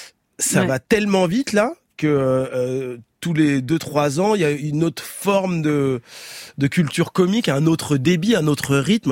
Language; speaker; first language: French; native; French